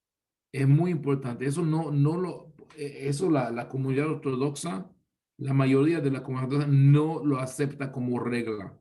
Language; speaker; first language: Spanish; non-native, fluent; Hebrew